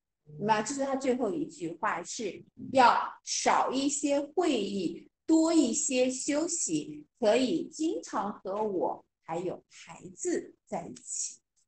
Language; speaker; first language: Chinese; non-native, fluent; English